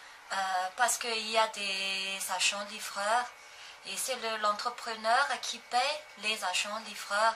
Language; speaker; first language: French; non-native, local second language; Malagasy